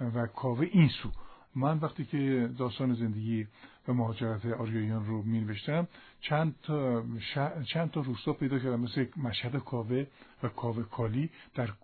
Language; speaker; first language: Persian; native; Persian